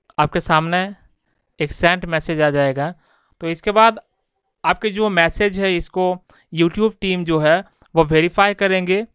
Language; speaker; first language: Hindi; non-native, local second language; Bangla